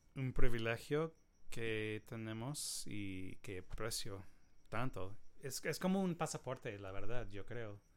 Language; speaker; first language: Spanish; non-native, learner; English